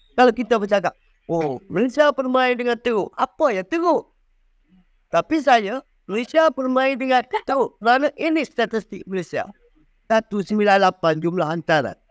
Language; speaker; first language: Malay; native; Malay